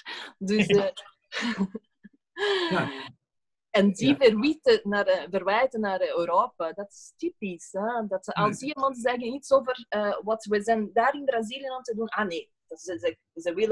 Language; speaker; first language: Dutch; non-native, fluent; Portuguese